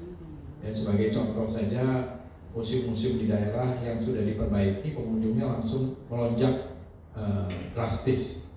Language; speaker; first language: Indonesian; native; Indonesian